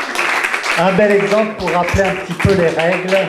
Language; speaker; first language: French; native; French